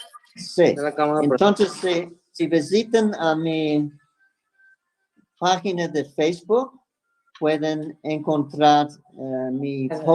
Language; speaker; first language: Spanish; non-native, fluent; English